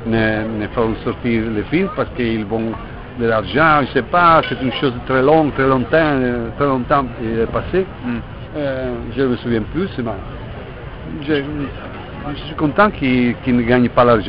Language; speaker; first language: French; non-native, fluent; Italian